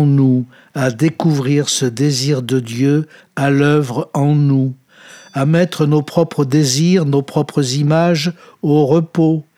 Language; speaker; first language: French; native; French